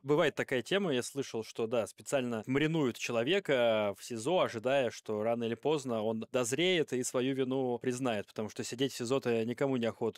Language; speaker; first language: Russian; native; Russian